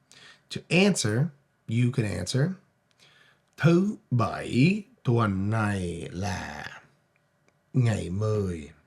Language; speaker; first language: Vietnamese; non-native, fluent; English